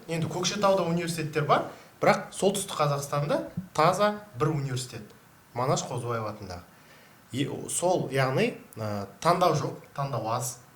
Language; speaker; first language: Kazakh; native; Kazakh